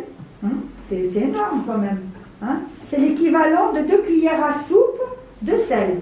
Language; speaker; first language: French; non-native, local second language; Arabic